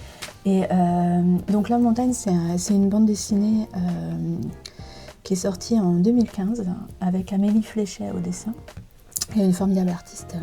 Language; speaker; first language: French; native; French